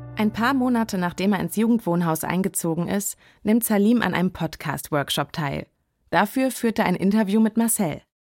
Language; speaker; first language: German; native; German